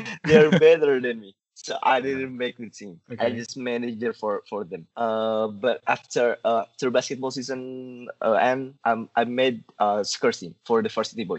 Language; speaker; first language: English; non-native, learner; Indonesian